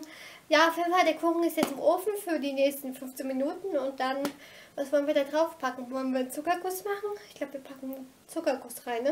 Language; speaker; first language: German; native; German